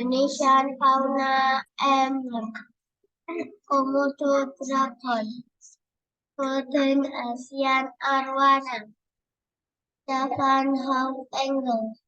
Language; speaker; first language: English; non-native, learner; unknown